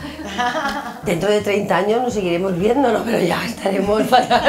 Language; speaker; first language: Spanish; native; Spanish